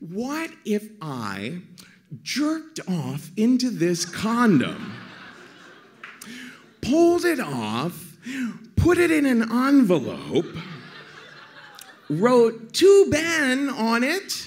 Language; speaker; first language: English; native; English